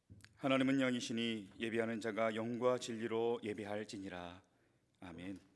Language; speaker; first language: Korean; native; Korean